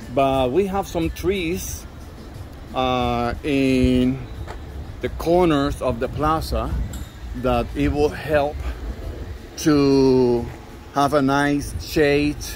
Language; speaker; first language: English; non-native, local second language; Spanish